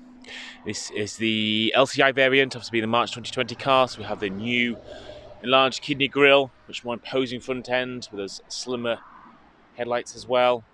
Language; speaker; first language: English; native; English